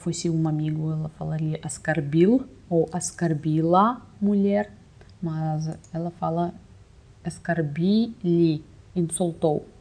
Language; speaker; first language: Portuguese; non-native, fluent; Russian